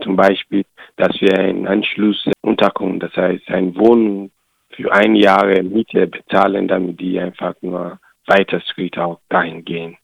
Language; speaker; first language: German; non-native, learner; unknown